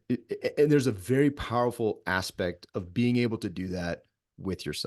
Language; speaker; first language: English; native; English